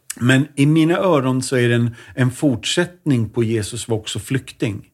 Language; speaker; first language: Swedish; native; Swedish